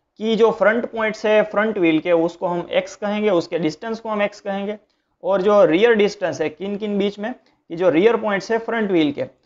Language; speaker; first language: Hindi; non-native, local second language; Gujarati